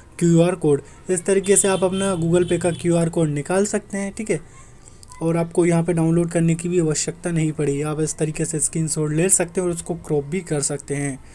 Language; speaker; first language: Hindi; native; Hindi